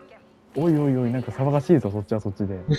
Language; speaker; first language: Japanese; native; Japanese